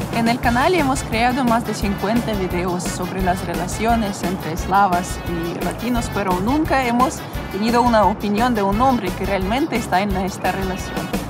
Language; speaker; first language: Spanish; non-native, fluent; Russian